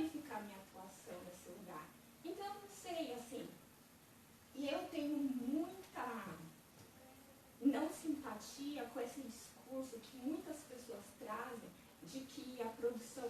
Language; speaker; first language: Portuguese; native; Portuguese